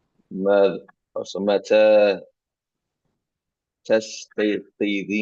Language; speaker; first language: Arabic; non-native, learner; English